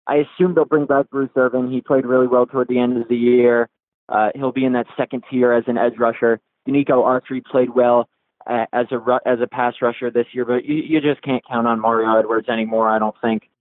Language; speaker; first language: English; native; English